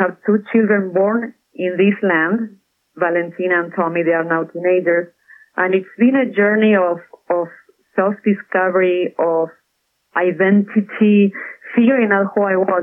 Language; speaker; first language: English; non-native, fluent; Spanish